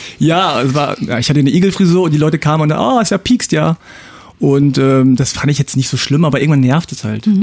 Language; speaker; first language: German; early bilingual, other home language; Korean